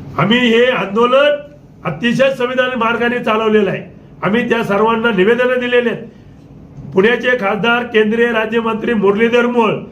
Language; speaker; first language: Marathi; native; Marathi